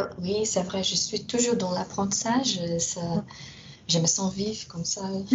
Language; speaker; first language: French; non-native, fluent; Portuguese